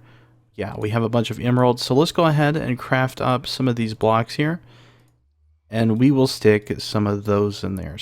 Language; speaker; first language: English; native; English